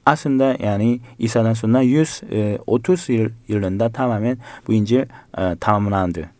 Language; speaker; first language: Turkish; non-native, fluent; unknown